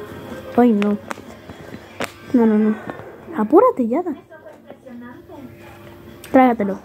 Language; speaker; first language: Spanish; native; Spanish